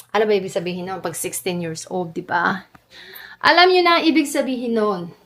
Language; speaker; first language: Filipino; native; Filipino